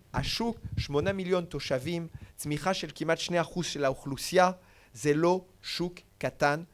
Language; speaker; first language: Hebrew; non-native, fluent; French